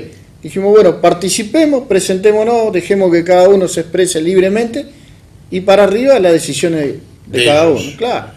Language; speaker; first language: Spanish; native; Spanish